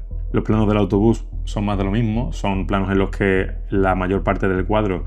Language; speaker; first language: Spanish; native; Spanish